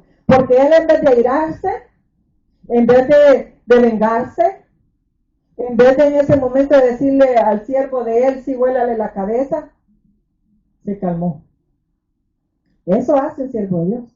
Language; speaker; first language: Spanish; native; Spanish